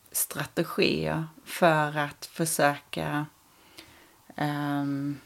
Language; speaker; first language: Swedish; early bilingual, other home language; English